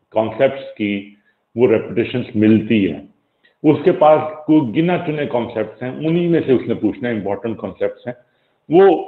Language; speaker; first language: Urdu; native; Urdu